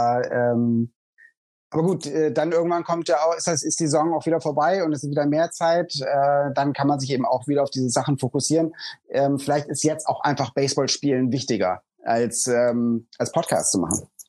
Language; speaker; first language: German; native; German